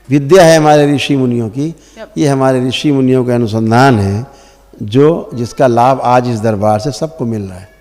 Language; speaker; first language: Hindi; native; Hindi